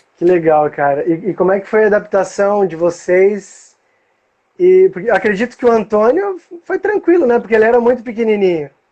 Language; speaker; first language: Portuguese; native; Portuguese